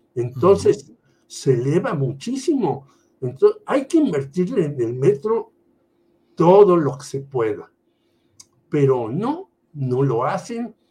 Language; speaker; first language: Spanish; native; Spanish